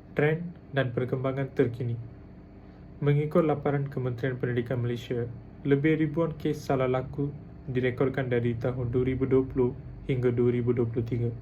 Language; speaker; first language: Malay; non-native, local second language; Tamil